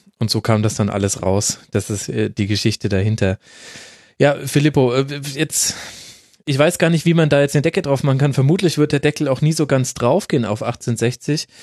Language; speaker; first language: German; native; German